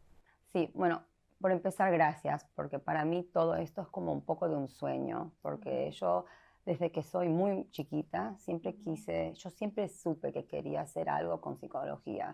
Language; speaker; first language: Spanish; early bilingual, heritage; Spanish